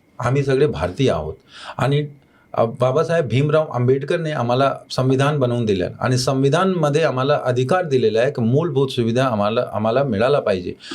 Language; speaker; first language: Marathi; non-native, fluent; Hindi